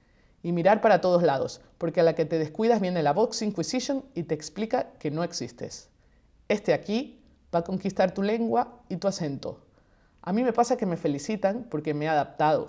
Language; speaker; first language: Spanish; native; Spanish